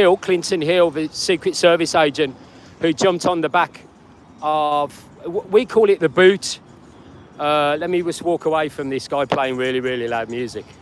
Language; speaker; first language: English; native; English